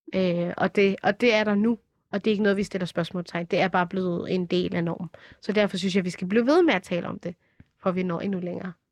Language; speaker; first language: Danish; early bilingual, other home language; Somali